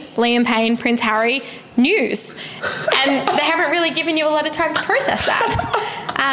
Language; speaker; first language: English; native; English